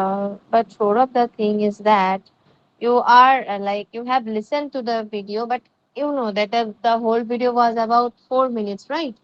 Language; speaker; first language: English; non-native, fluent; Bangla